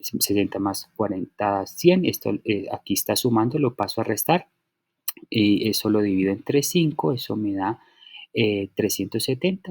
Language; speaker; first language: Spanish; native; Spanish